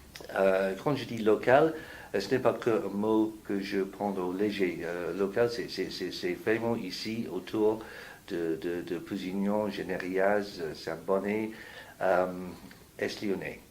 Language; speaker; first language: French; non-native, fluent; English